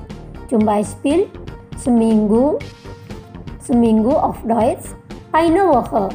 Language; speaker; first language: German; non-native, fluent; Indonesian